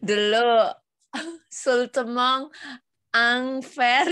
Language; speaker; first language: French; non-native, learner; Indonesian